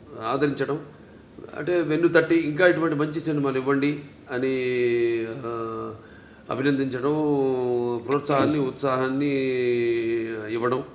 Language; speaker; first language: Telugu; native; Telugu